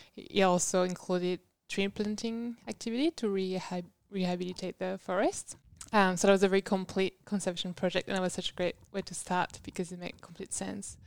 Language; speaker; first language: English; non-native, fluent; French